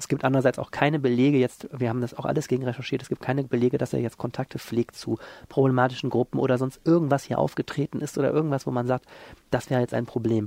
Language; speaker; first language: German; native; German